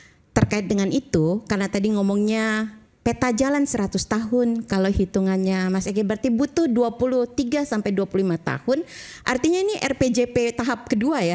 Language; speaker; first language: Indonesian; native; Indonesian